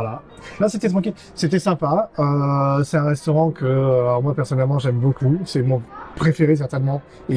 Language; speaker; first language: French; native; French